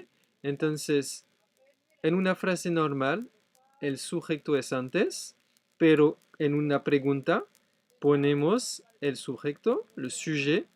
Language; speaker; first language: Spanish; non-native, fluent; French